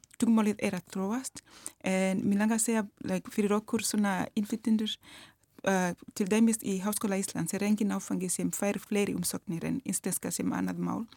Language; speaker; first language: Icelandic; non-native, learner; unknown